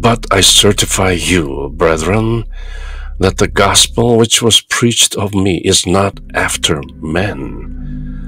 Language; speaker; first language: English; non-native, fluent; Korean